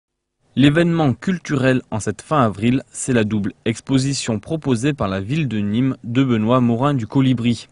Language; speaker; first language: French; native; French